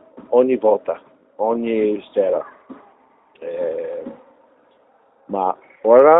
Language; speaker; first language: Italian; non-native, learner; English